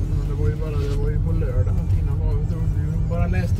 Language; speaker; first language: Swedish; native; Swedish